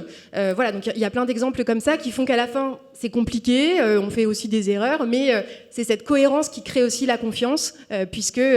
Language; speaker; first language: French; native; French